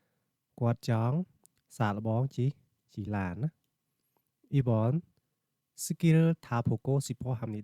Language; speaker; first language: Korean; non-native, fluent; Khmer